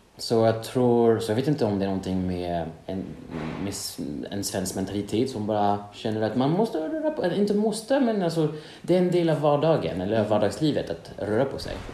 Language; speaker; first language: Swedish; non-native, fluent; French